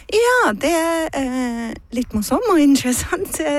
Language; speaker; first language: Norwegian; non-native, learner; English